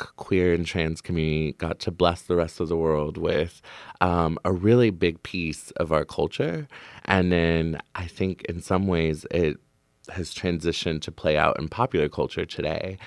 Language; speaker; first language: English; native; English